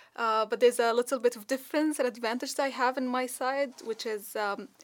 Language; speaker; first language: English; non-native, fluent; Arabic